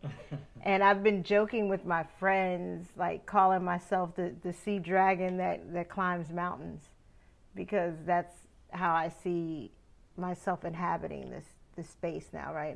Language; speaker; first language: English; native; English